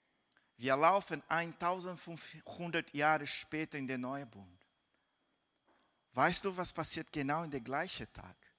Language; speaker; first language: German; non-native, fluent; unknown